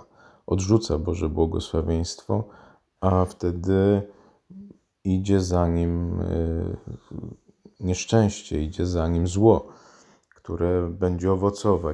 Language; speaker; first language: Polish; native; Polish